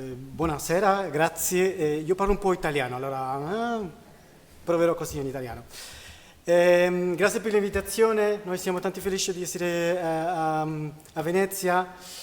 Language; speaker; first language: Italian; non-native, learner; Spanish